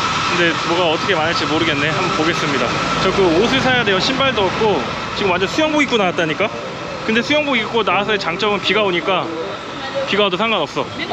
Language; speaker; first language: Korean; native; Korean